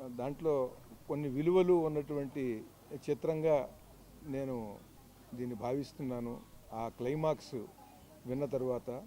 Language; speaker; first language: Telugu; native; Telugu